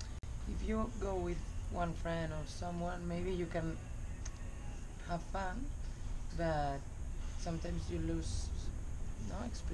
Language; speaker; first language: English; non-native, learner; Spanish